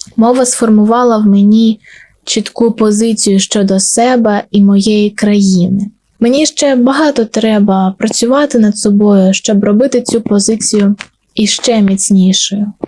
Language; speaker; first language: Ukrainian; non-native, local second language; Russian